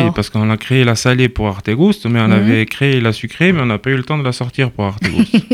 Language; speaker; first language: French; native; French